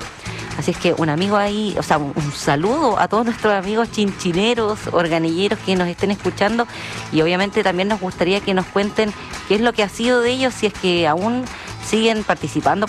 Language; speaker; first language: Spanish; native; Spanish